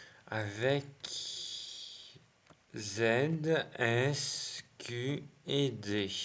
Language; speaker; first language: French; native; French